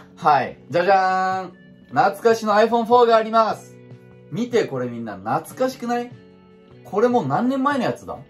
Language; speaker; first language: Japanese; non-native, fluent; Turkish